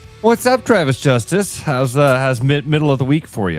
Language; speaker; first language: English; native; English